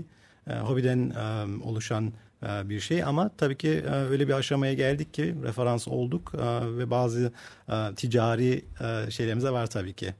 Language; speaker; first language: Turkish; early bilingual, heritage; Turkish